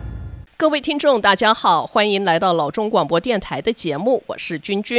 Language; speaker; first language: Chinese; native; Chinese